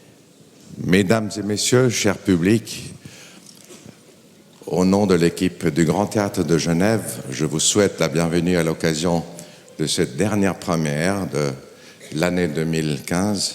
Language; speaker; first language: French; non-native, fluent; German